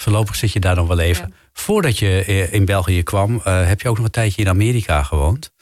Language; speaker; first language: Dutch; native; Dutch